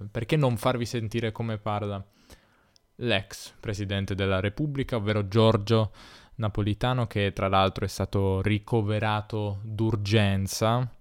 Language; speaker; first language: Italian; native; Italian